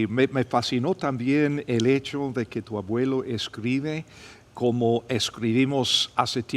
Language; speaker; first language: Spanish; non-native, fluent; English